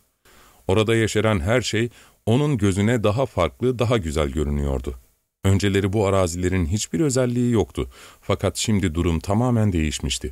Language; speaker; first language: Turkish; native; Turkish